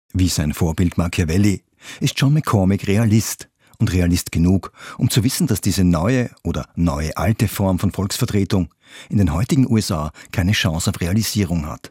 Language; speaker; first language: German; native; German